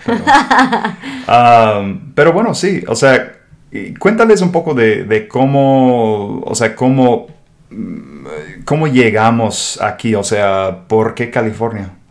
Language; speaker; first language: Spanish; non-native, fluent; English